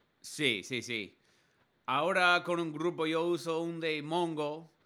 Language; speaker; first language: Spanish; non-native, learner; English